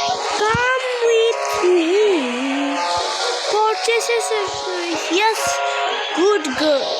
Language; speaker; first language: English; non-native, learner; Bangla